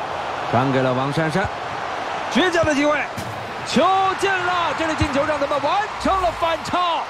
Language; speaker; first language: Chinese; native; Chinese